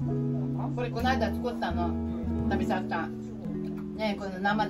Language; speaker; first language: Japanese; non-native, learner; Filipino